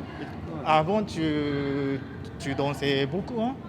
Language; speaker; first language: French; non-native, learner; Japanese